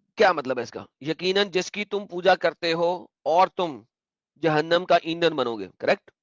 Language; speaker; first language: Urdu; native; Urdu